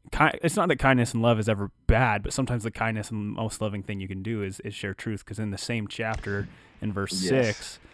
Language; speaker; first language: English; native; English